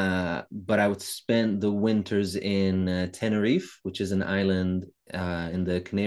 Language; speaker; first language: English; non-native, fluent; Italian